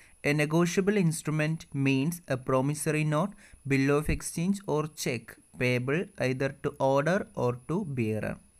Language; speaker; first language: English; non-native, local second language; Malayalam